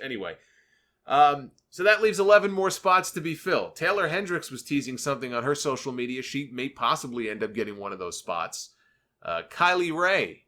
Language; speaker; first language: English; native; English